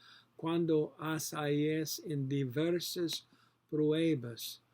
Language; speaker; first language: Spanish; non-native, learner; English